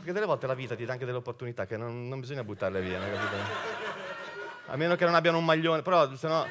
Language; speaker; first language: Italian; native; Italian